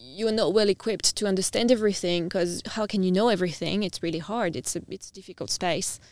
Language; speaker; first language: English; non-native, fluent; French